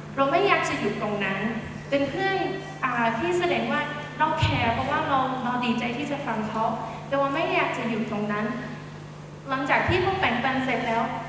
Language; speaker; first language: Thai; non-native, fluent; English